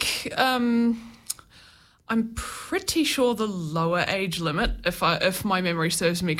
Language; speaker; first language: English; native; English